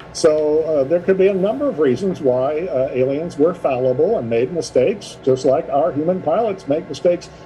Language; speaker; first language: English; native; English